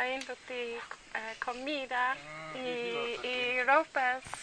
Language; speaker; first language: Spanish; non-native, learner; English